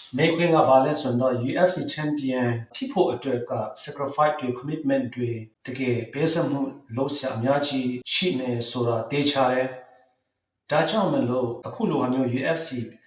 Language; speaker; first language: Burmese; non-native, local second language; Hakha Chin